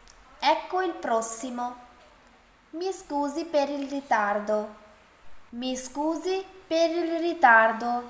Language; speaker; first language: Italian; non-native, fluent; Urdu